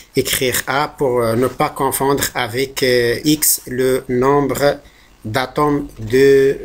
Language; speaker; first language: French; non-native, local second language; Arabic